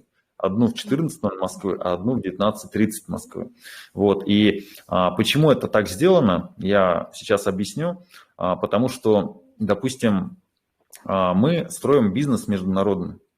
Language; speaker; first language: Russian; native; Russian